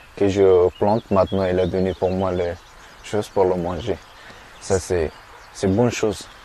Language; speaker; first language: French; non-native, learner; Persian